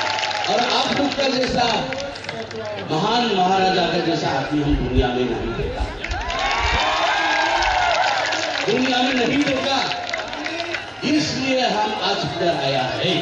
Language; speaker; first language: Hindi; non-native, local second language; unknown